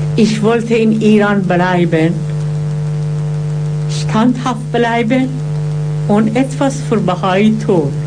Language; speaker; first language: German; non-native, fluent; Persian